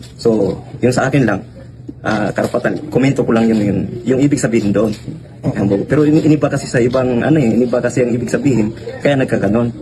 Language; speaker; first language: Filipino; non-native, local second language; Cebuano